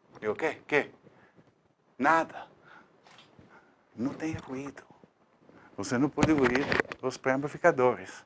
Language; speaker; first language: Portuguese; non-native, learner; Spanish